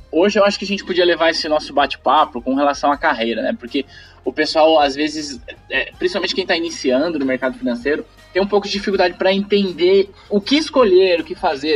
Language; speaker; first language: Portuguese; native; Portuguese